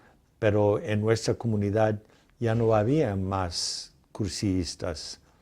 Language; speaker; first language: Spanish; non-native, fluent; English